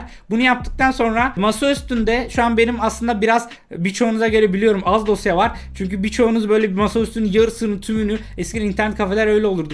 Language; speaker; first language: Turkish; native; Turkish